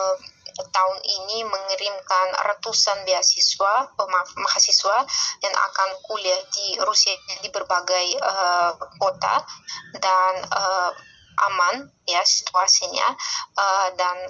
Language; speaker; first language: Indonesian; non-native, fluent; Russian